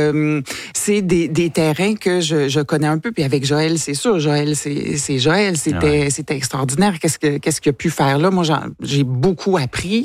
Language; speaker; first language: French; native; French